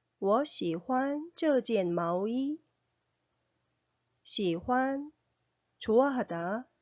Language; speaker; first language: Chinese; non-native, fluent; Korean